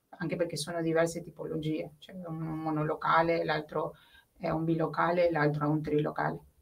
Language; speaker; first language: Italian; non-native, fluent; Spanish